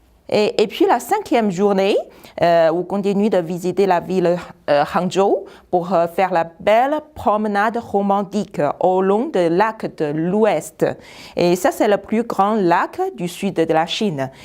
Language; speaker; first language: French; non-native, fluent; Chinese